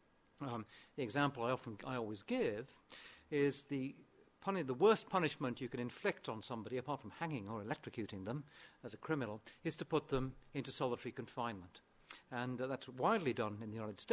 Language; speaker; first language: English; non-native, local second language; Welsh